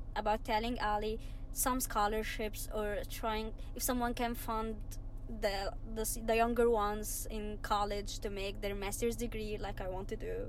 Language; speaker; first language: English; non-native, fluent; Arabic